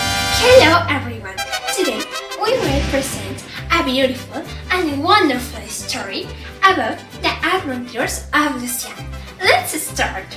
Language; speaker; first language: English; non-native, learner; Spanish